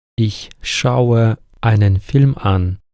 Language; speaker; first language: German; non-native, fluent; Ukrainian